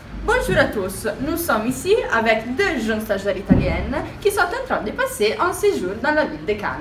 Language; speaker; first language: French; non-native, fluent; Italian